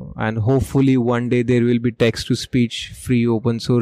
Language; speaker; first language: English; non-native, local second language; Marathi